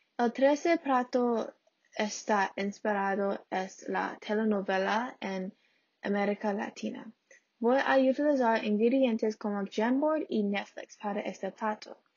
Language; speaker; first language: Spanish; non-native, learner; English